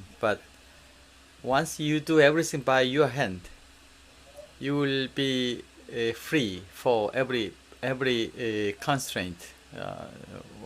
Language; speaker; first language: English; non-native, learner; Korean